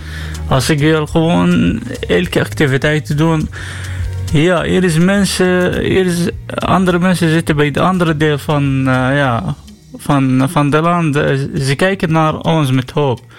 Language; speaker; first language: Dutch; non-native, learner; Arabic